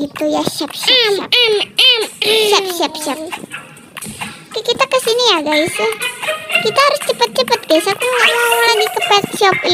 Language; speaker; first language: Indonesian; native; Indonesian